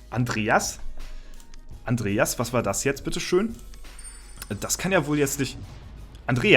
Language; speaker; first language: German; native; German